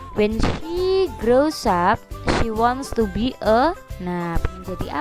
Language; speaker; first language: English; non-native, fluent; Indonesian